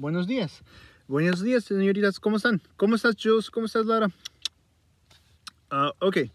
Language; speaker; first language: Spanish; early bilingual, heritage; Spanish